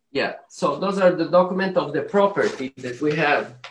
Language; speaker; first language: English; non-native, learner; Arabic